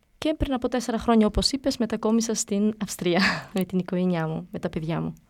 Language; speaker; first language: Greek; early bilingual, other home language; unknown